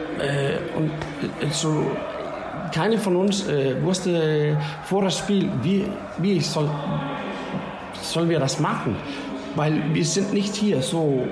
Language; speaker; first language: German; non-native, learner; Danish